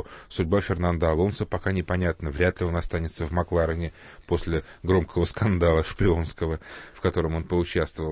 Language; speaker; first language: Russian; native; Russian